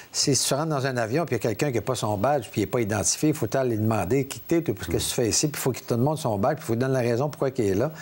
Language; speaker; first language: French; native; French